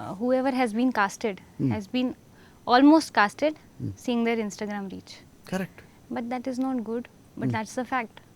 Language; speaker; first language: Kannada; non-native, fluent; Hindi